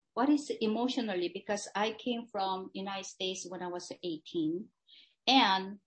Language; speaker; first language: English; non-native, fluent; Korean